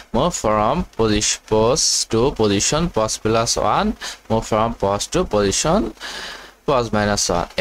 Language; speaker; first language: English; non-native, local second language; Bangla